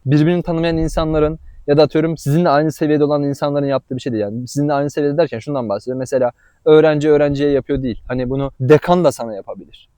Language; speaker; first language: Turkish; native; Turkish